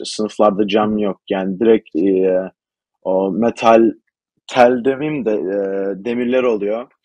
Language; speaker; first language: Turkish; early bilingual, heritage; Turkish